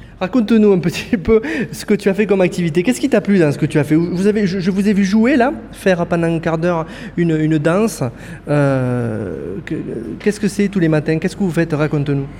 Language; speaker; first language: French; native; French